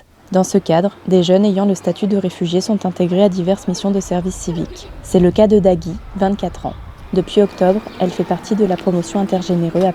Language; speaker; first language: French; native; French